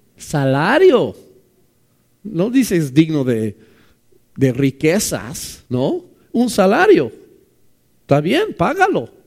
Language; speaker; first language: Spanish; non-native, fluent; English